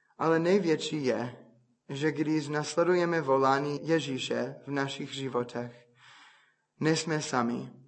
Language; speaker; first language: Czech; non-native, fluent; English